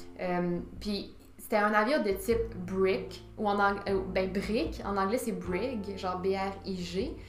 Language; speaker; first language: French; native; French